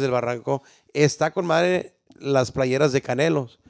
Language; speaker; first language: Spanish; early bilingual, heritage; Spanish